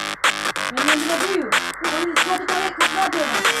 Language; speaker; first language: Turkish; native; Turkish